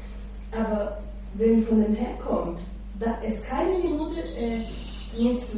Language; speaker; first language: German; non-native, learner; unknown